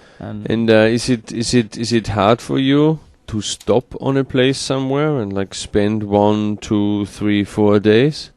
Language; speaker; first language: English; non-native, fluent; German